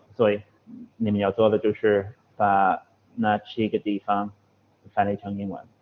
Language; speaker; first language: Chinese; non-native, fluent; English